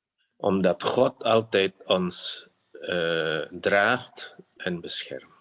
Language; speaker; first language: Dutch; non-native, fluent; Indonesian